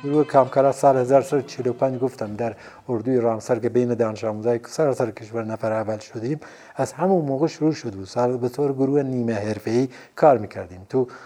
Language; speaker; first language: Persian; non-native, local second language; Central Kurdish